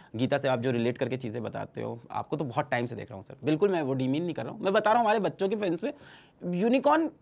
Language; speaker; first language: Hindi; native; Hindi